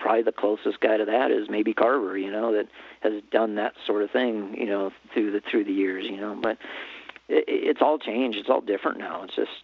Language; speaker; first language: English; native; English